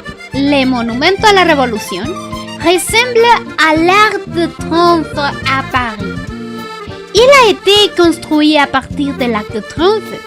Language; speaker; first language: French; non-native, learner; Spanish